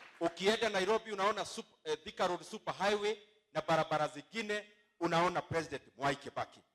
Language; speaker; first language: Swahili; non-native, local second language; Kikuyu